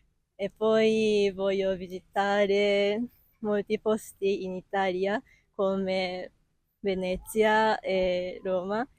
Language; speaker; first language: Italian; non-native, learner; Japanese